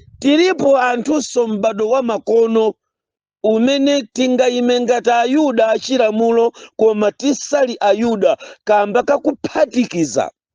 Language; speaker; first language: Nyanja; non-native, local second language; Yao